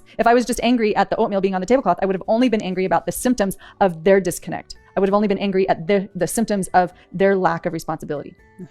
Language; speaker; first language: English; native; English